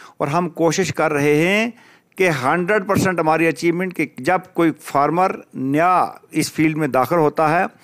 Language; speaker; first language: Urdu; non-native, local second language; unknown